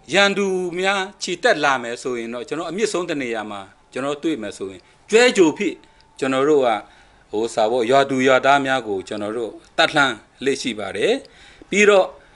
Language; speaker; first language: Burmese; non-native, local second language; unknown